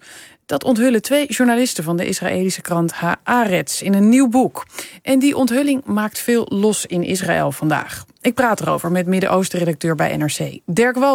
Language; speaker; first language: Dutch; native; Dutch